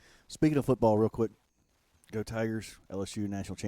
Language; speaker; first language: English; native; English